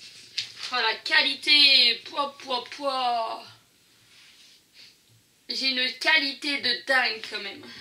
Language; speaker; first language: French; native; French